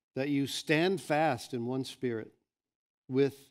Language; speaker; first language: English; native; English